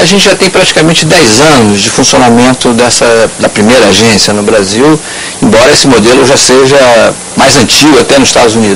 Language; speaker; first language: Portuguese; native; Portuguese